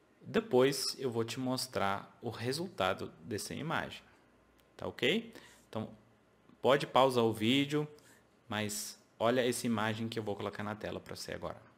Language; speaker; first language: Portuguese; non-native, fluent; English